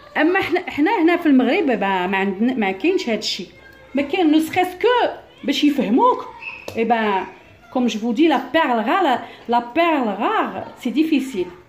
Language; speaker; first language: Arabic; early bilingual, heritage; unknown